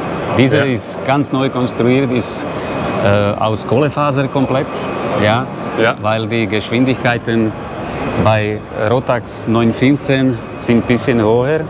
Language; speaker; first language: German; non-native, learner; Slovak